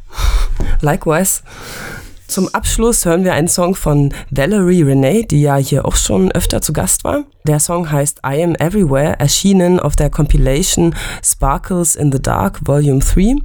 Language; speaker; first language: German; native; German